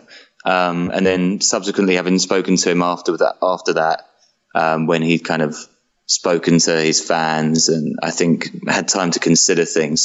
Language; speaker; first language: English; native; English